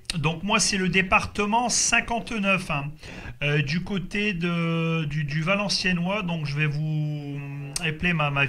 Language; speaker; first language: French; native; French